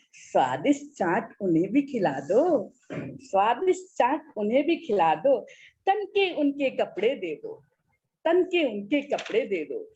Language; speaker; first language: Hindi; native; Hindi